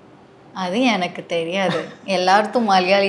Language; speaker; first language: Tamil; non-native, learner; Malayalam